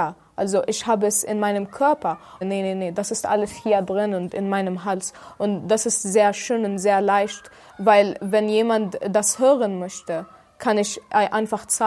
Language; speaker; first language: German; non-native, fluent; Arabic